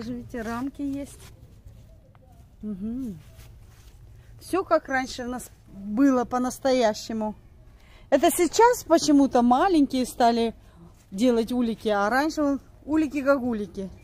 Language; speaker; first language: Russian; native; Russian